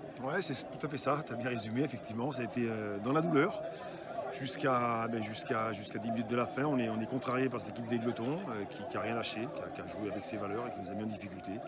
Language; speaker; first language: French; native; French